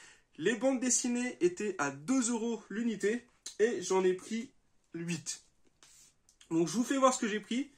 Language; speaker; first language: French; native; French